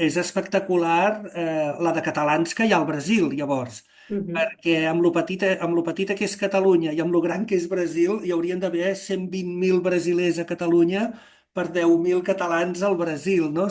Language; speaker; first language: Catalan; native; Catalan